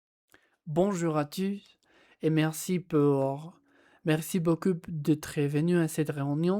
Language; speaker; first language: French; non-native, learner; Spanish